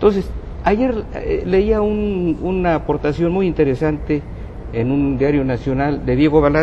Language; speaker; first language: Spanish; native; Spanish